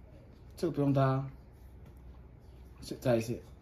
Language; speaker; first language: Chinese; native; Chinese